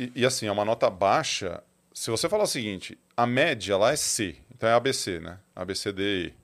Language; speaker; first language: Portuguese; native; Portuguese